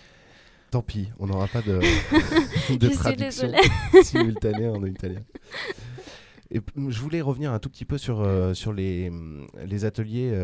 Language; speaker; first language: French; native; French